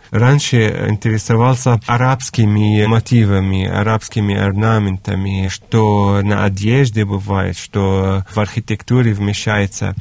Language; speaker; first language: Russian; non-native, fluent; Arabic